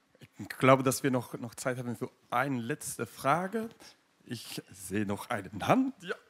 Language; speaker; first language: German; non-native, fluent; Dutch